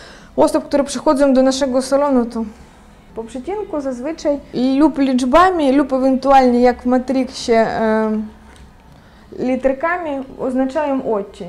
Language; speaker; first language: Polish; non-native, fluent; Ukrainian